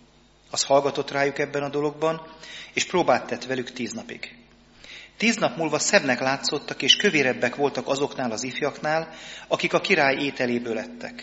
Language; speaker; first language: Hungarian; native; Hungarian